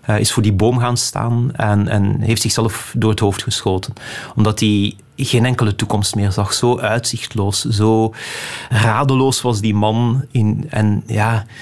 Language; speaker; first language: Dutch; native; Dutch